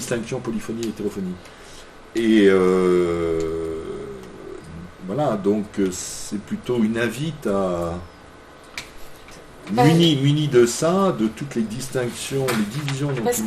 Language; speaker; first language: French; native; French